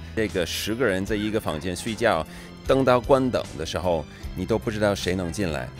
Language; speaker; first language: Chinese; non-native, fluent; English